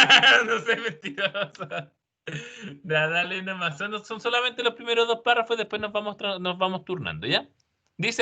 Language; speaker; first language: Spanish; native; Spanish